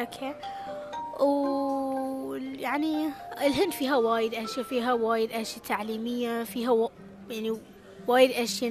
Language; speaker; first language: Arabic; native; Arabic